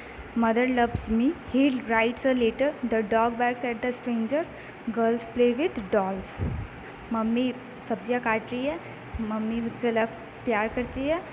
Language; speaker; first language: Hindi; native; Hindi